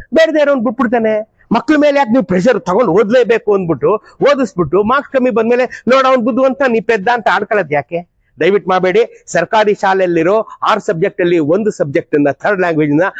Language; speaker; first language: Kannada; native; Kannada